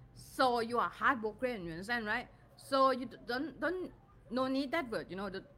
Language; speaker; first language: English; non-native, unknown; Thai